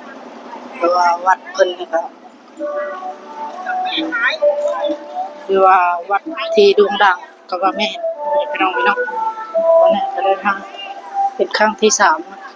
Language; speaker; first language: Thai; non-native, local second language; Northeastern Thai